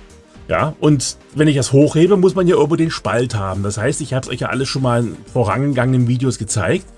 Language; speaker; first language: German; native; German